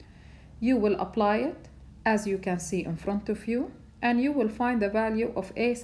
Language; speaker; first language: English; non-native, fluent; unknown